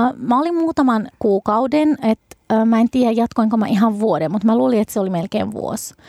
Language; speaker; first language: Finnish; early bilingual, other home language; Arabic